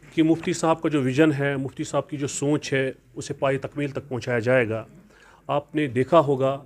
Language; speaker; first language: Urdu; non-native, local second language; Kashmiri